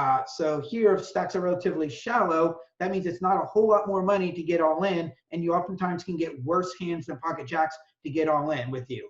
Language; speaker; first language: English; native; English